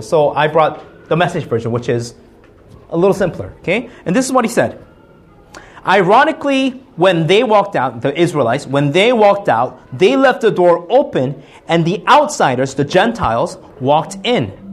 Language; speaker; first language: English; early bilingual, other home language; Korean